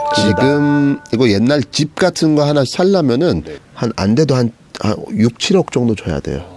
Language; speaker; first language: Korean; non-native, fluent; Turkish